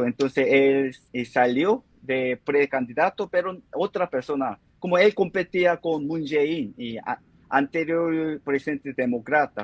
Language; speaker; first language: Spanish; non-native, fluent; Korean